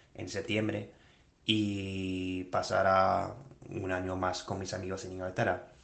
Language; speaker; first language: Spanish; non-native, fluent; English